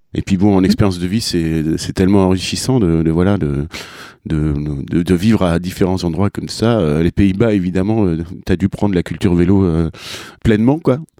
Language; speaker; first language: French; native; French